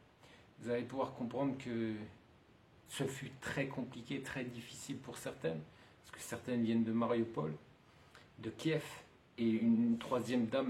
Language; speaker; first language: French; native; French